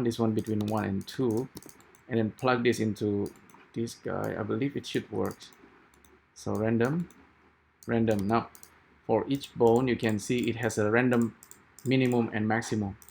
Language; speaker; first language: English; non-native, fluent; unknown